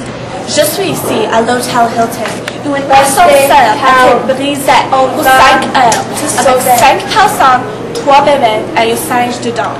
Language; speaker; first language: French; non-native, learner; English